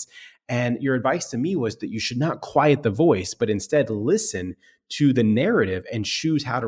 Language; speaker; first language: English; native; English